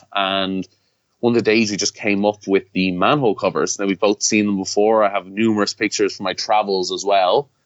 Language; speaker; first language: English; native; English